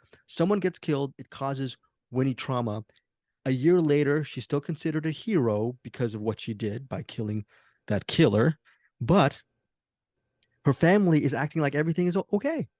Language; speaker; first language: English; native; English